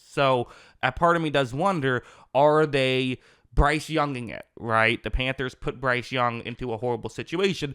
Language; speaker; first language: English; native; English